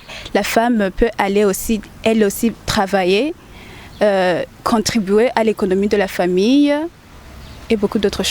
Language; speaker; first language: French; non-native, local second language; Rundi